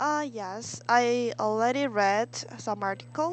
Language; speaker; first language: English; non-native, learner; Korean